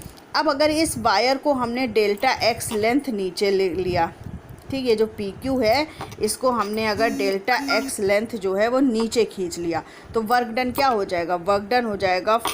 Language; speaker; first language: Hindi; native; Hindi